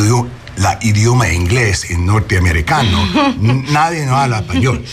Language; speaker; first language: Spanish; early bilingual, heritage; English